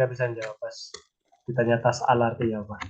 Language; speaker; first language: Indonesian; native; Indonesian